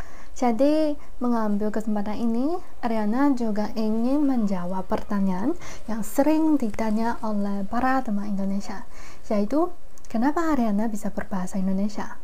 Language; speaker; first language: Indonesian; non-native, fluent; Chinese